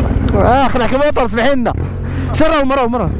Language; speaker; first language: Arabic; native; Arabic